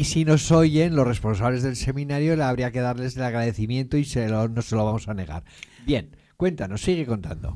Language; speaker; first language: Spanish; native; Spanish